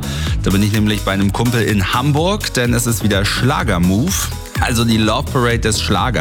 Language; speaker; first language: German; native; German